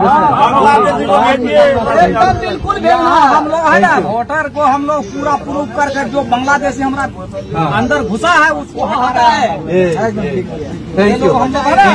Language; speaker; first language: Hindi; non-native, local second language; Kok Borok